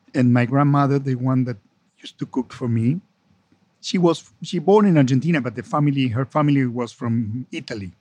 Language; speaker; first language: English; non-native, fluent; Spanish